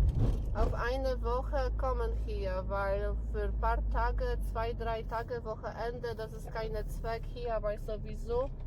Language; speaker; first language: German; non-native, learner; Polish